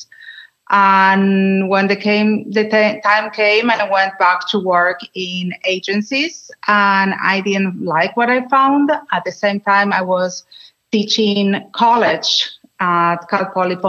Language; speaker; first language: English; non-native, fluent; Spanish